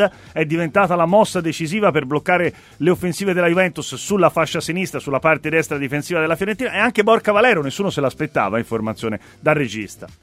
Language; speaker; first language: Italian; native; Italian